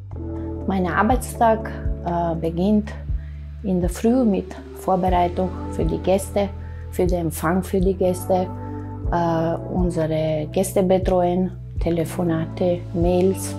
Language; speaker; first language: German; non-native, fluent; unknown